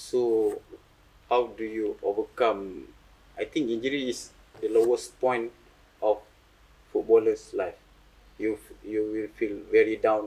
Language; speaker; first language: English; non-native, local second language; Malay